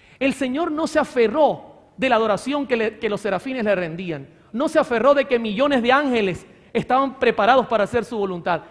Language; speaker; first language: Spanish; native; Spanish